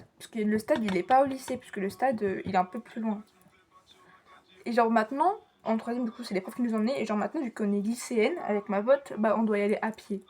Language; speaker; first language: French; native; French